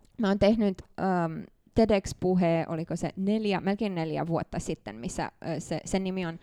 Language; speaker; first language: Finnish; non-native, fluent; Romanian